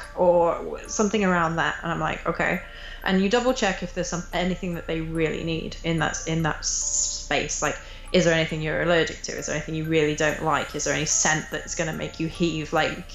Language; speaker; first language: English; native; English